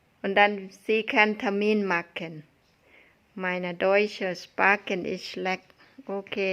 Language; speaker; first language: German; non-native, learner; Thai